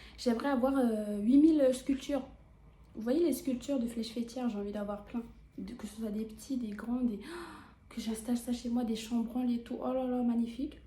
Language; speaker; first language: French; native; French